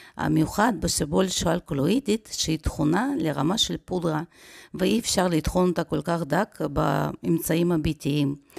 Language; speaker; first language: Hebrew; non-native, fluent; Russian